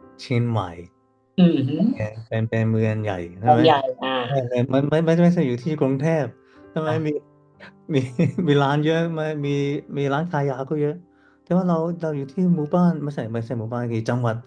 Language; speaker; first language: Thai; non-native, learner; Cantonese